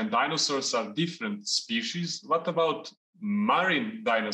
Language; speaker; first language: English; non-native, fluent; Serbian